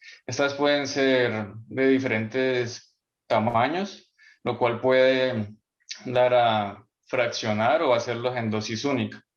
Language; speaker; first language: Spanish; native; Spanish